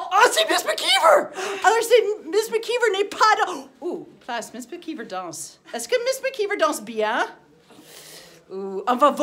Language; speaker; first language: French; non-native, fluent; English